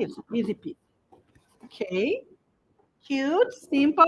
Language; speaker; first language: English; non-native, learner; Portuguese